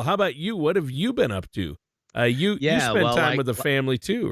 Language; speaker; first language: English; native; English